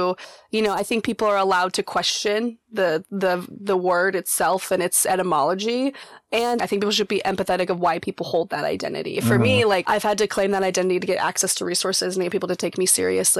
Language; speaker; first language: English; native; English